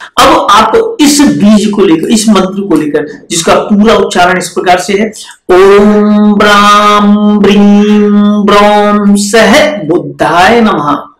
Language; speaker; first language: Hindi; native; Hindi